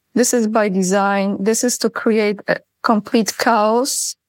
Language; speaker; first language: English; non-native, fluent; Polish